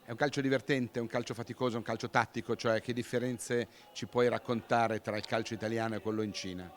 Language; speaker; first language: Italian; native; Italian